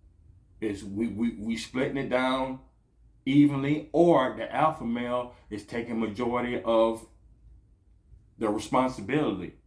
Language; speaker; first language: English; native; English